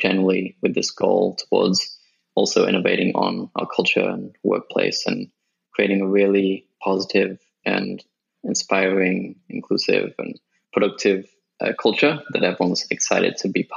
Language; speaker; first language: English; native; English